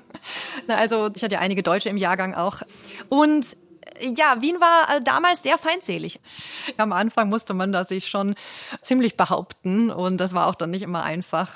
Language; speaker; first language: German; native; German